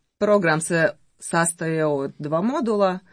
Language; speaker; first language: Croatian; non-native, learner; Russian